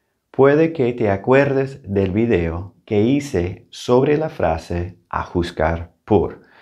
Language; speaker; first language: Spanish; non-native, fluent; English